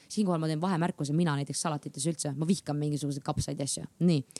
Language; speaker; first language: Estonian; native; Estonian